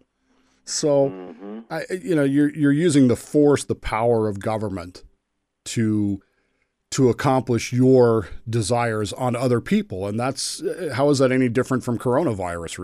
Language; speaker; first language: English; native; English